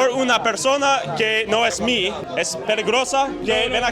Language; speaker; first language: Spanish; non-native, learner; English